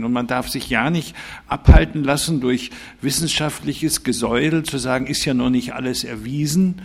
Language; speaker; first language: German; native; German